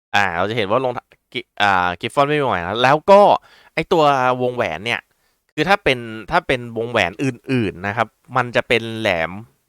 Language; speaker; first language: Thai; native; Thai